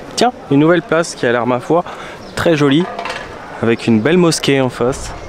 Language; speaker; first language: French; native; French